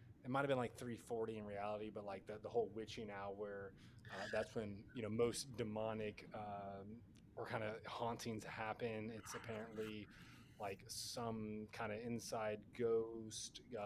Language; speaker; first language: English; native; English